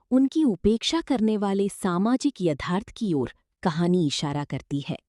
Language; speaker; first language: Hindi; non-native, local second language; Malayalam